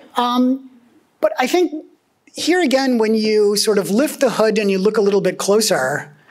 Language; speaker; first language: English; native; English